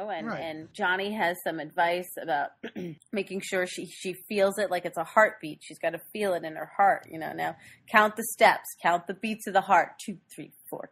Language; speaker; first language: English; native; English